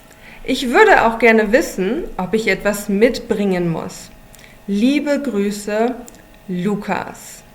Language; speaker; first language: German; non-native, fluent; English